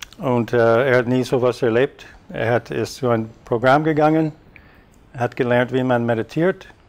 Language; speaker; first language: German; non-native, fluent; English